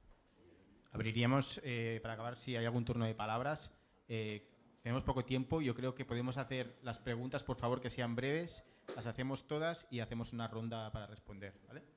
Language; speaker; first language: Spanish; native; Spanish